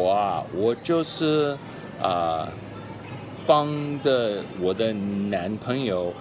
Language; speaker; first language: Chinese; early bilingual, heritage; English